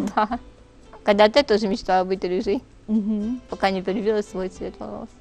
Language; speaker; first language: Russian; native; Russian